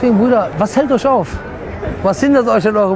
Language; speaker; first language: German; native; German